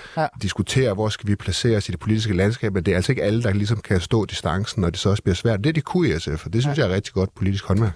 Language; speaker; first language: Danish; native; Danish